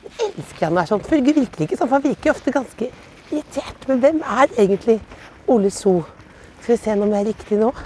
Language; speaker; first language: Norwegian; native; Norwegian